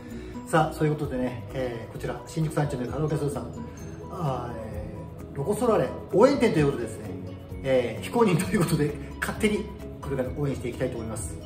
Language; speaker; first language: Japanese; native; Japanese